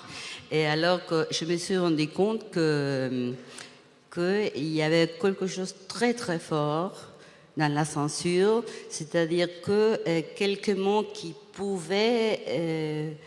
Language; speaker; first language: French; non-native, fluent; Spanish